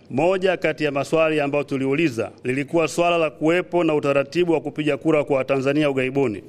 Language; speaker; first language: Swahili; native; Swahili